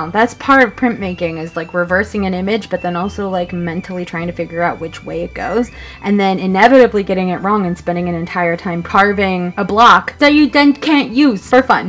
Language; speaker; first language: English; native; English